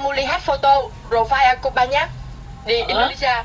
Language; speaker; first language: Indonesian; non-native, learner; Vietnamese